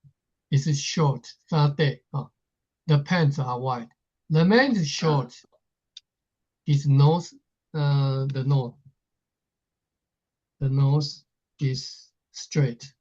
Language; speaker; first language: English; non-native, fluent; Chinese